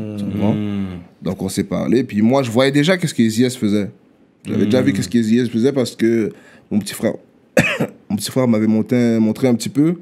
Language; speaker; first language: French; native; French